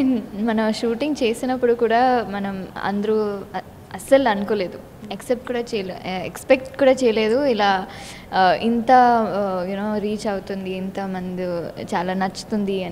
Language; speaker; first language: Telugu; non-native, learner; Tamil